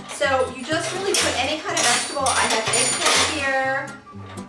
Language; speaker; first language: English; native; English